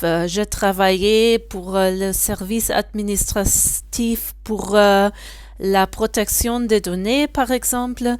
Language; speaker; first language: French; non-native, learner; German